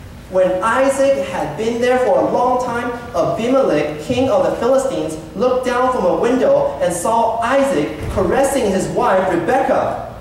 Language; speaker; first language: English; early bilingual, other home language; Chinese